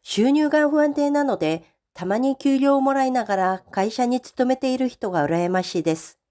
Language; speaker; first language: Japanese; non-native, fluent; Korean